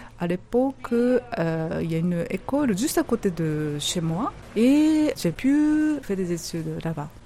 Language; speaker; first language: French; non-native, fluent; Japanese